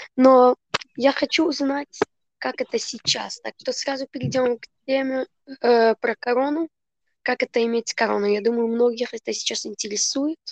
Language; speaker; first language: Russian; early bilingual, heritage; Russian